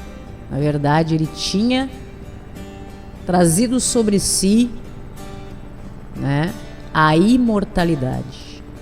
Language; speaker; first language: Portuguese; native; Portuguese